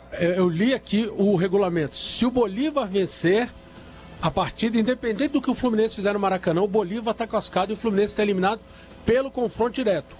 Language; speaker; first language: Portuguese; native; Portuguese